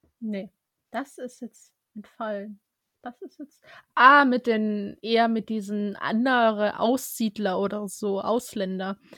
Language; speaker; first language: German; early bilingual, other home language; Russian